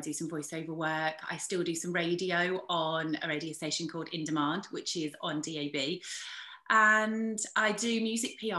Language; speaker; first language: English; native; English